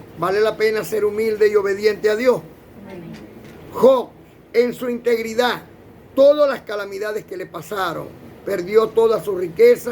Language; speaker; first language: Spanish; native; Spanish